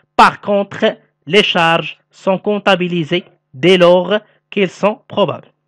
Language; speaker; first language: French; non-native, local second language; Arabic